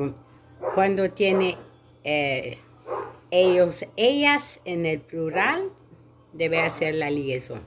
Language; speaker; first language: Spanish; non-native, learner; French